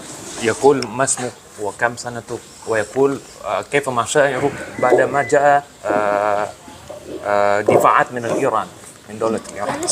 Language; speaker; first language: Arabic; non-native, fluent; Indonesian